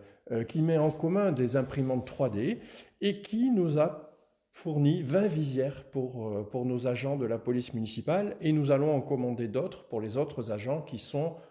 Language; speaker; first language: French; native; French